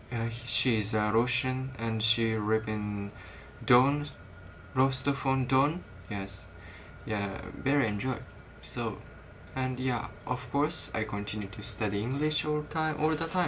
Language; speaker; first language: English; non-native, learner; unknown